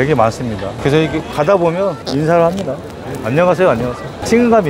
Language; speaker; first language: Korean; native; Korean